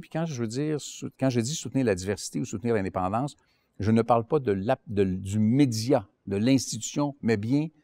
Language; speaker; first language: French; native; French